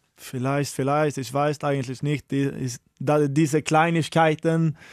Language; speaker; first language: German; non-native, learner; Swedish